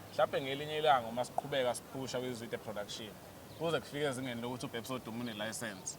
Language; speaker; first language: Zulu; native; Zulu